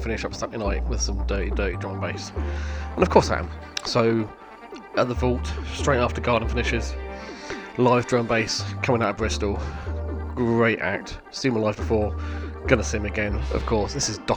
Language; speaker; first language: English; native; English